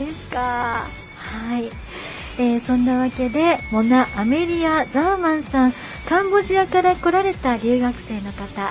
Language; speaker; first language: Japanese; native; Japanese